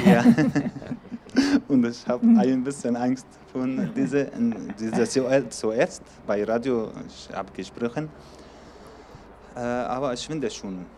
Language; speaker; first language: German; non-native, learner; Arabic